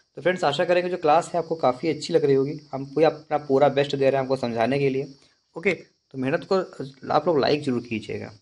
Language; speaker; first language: Hindi; native; Hindi